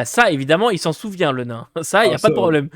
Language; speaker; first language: French; native; French